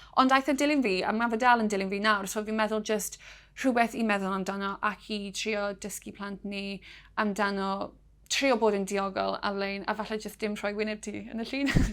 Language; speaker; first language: Welsh; non-native, local second language; English